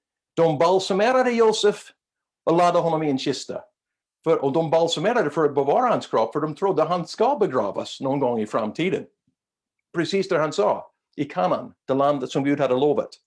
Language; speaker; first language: Swedish; non-native, fluent; English